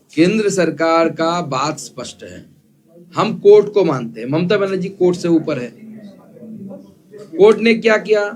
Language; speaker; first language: Hindi; non-native, local second language; Bangla